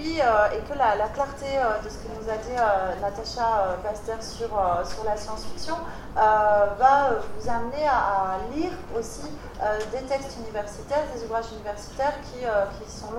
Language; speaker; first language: French; native; French